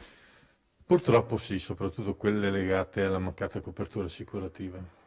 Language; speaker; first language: Italian; native; Italian